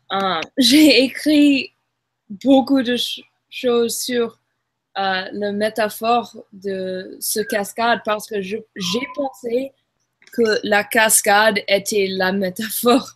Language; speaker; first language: French; non-native, learner; English